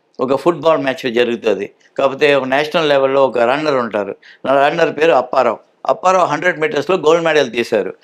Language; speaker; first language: Telugu; early bilingual, heritage; Telugu